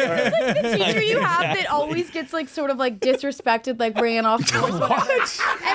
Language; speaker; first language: English; native; English